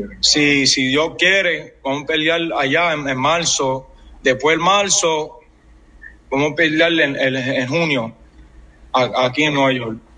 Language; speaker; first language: Spanish; early bilingual, heritage; English